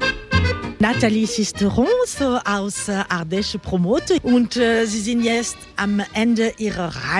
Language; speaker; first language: German; non-native, fluent; French